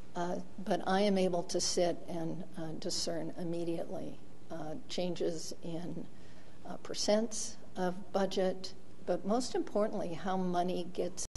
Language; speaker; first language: English; native; English